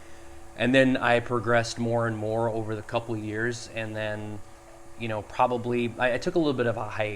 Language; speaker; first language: English; native; English